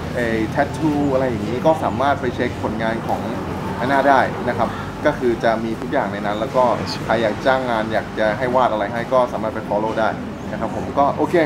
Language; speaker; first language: Thai; native; Thai